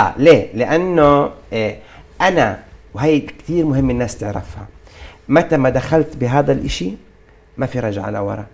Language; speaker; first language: Arabic; native; Arabic